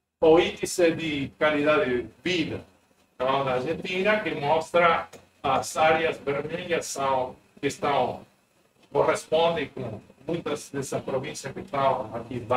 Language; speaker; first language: Portuguese; non-native, fluent; Spanish